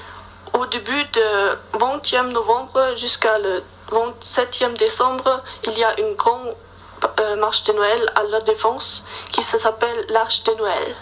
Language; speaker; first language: French; non-native, learner; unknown